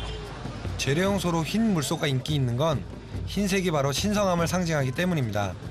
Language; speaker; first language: Korean; native; Korean